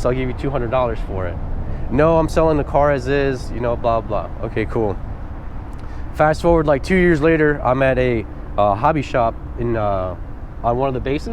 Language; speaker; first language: English; native; English